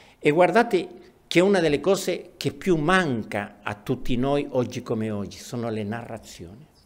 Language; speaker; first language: Italian; non-native, fluent; Spanish